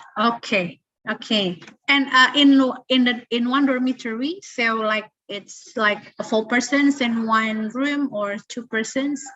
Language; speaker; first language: English; non-native, fluent; Indonesian